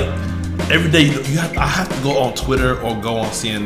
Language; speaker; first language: English; early bilingual, other home language; Yoruba